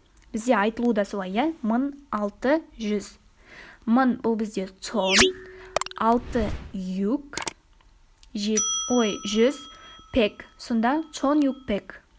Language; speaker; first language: Kazakh; non-native, learner; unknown